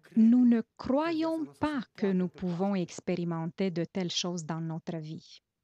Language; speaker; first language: French; non-native, fluent; Romanian